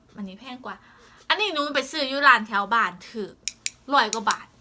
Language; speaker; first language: Thai; native; Thai